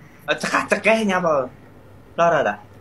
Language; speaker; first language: Vietnamese; native; Vietnamese